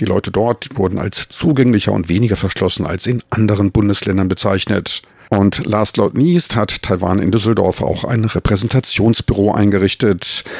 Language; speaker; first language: German; native; German